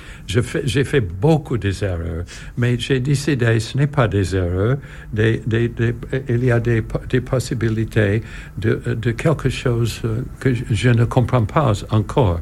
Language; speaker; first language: French; non-native, learner; English